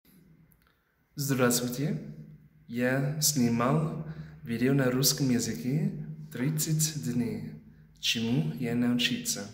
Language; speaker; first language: Russian; non-native, learner; English